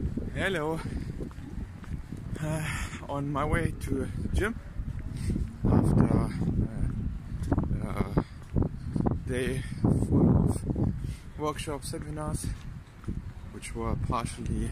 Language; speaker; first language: English; non-native, fluent; German